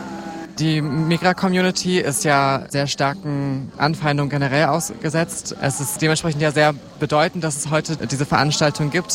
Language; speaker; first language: German; native; German